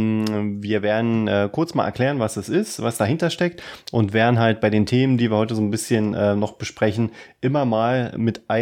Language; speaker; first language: German; native; German